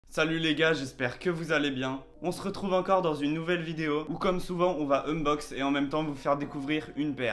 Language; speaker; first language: French; native; French